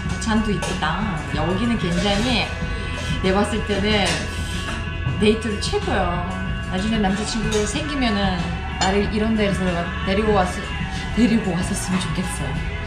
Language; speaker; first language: Korean; non-native, fluent; Uzbek